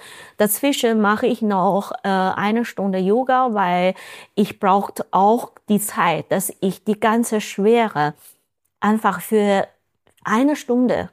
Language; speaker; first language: German; non-native, fluent; Chinese